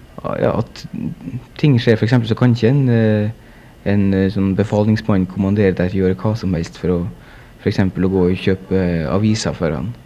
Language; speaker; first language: Norwegian; native; Norwegian